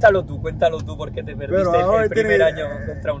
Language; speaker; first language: Spanish; native; Spanish